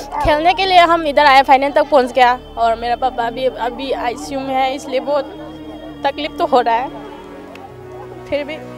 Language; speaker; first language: Hindi; non-native, local second language; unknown